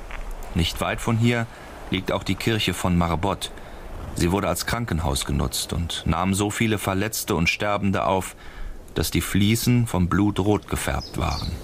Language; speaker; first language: German; native; German